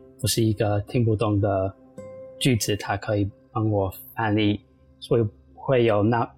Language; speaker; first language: Chinese; non-native, fluent; English